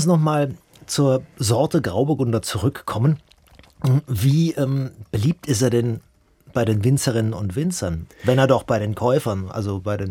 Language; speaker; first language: German; native; German